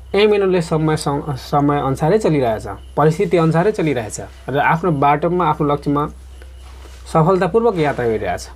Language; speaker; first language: Nepali; non-native, local second language; Limbu